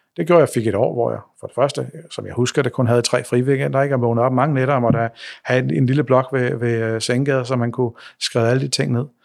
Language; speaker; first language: Danish; native; Danish